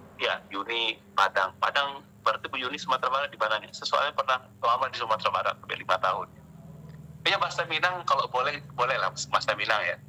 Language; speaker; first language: Indonesian; non-native, local second language; Achinese